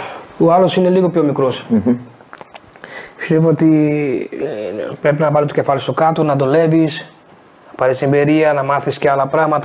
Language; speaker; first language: Greek; non-native, fluent; Portuguese